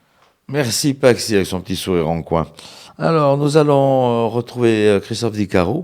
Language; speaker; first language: French; native; French